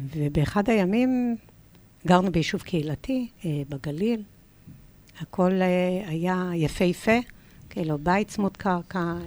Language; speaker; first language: Hebrew; early bilingual, other home language; English